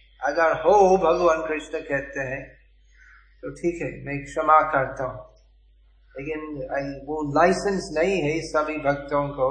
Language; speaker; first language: Hindi; non-native, fluent; English